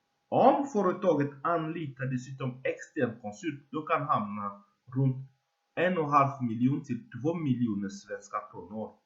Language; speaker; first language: Swedish; non-native, fluent; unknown